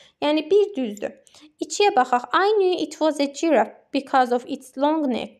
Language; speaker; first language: English; non-native, fluent; Azerbaijani